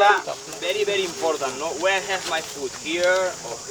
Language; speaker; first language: English; non-native, fluent; Spanish